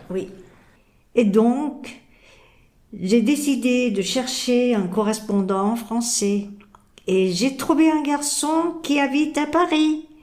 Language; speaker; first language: French; non-native, fluent; Japanese